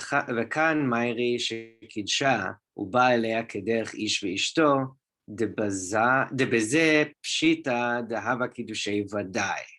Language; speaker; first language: Hebrew; non-native, fluent; English